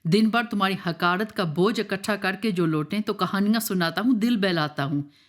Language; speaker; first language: Urdu; non-native, local second language; Punjabi